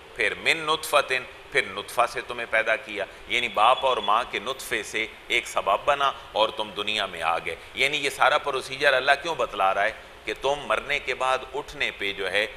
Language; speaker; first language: Urdu; non-native, local second language; Punjabi